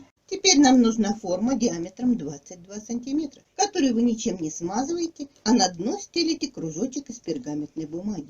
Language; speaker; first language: Russian; native; Russian